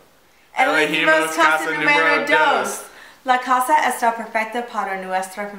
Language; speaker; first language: Spanish; non-native, learner; English